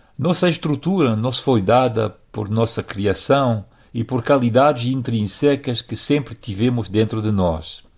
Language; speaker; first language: Portuguese; non-native, fluent; French